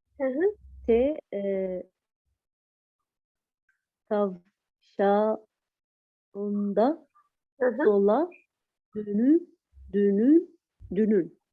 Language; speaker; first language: Turkish; non-native, learner; Arabic